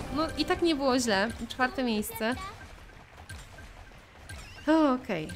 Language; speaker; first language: Polish; native; Polish